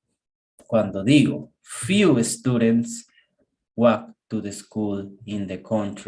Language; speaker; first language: English; non-native, fluent; Spanish